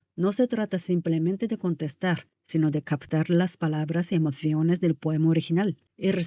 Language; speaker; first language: Spanish; non-native, fluent; Japanese